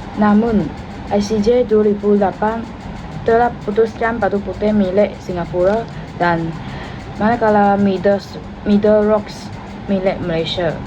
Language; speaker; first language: Malay; non-native, local second language; Chinese